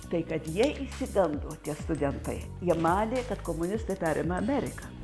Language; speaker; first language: Lithuanian; early bilingual, heritage; Lithuanian